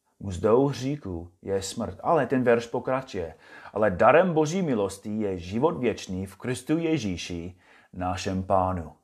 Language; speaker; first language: Czech; non-native, fluent; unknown